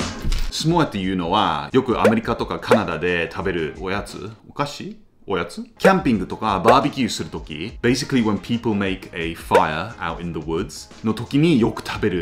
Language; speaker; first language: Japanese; non-native, fluent; English